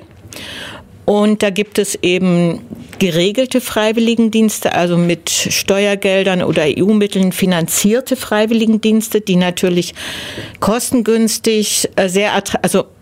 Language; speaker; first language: German; native; German